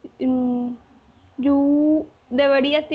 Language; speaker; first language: English; non-native, learner; Spanish